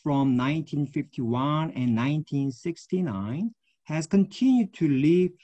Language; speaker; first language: English; non-native, fluent; Korean